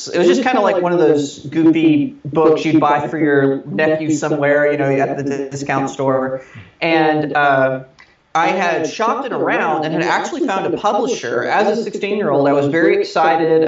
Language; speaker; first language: English; native; English